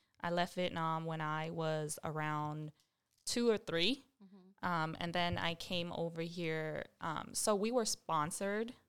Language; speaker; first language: English; early bilingual, other home language; Vietnamese